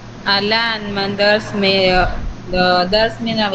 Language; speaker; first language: Persian; non-native, learner; Urdu